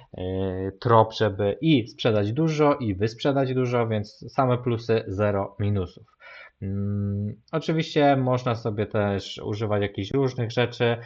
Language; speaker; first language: Polish; native; Polish